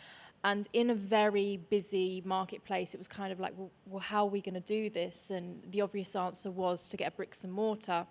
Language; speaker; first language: English; native; English